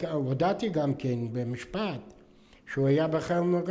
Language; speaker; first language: Hebrew; non-native, fluent; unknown